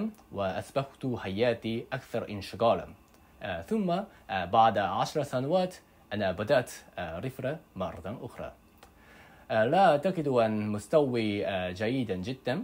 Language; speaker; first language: Arabic; non-native, learner; Japanese